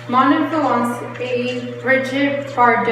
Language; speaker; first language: French; non-native, learner; English